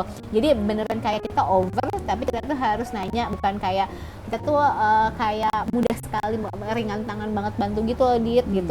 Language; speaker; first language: Indonesian; native; Indonesian